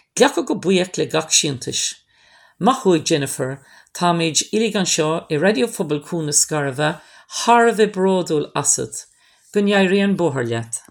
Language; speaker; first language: Irish; non-native, local second language; English